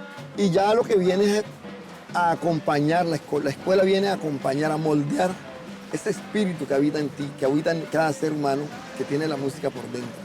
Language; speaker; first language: Spanish; native; Spanish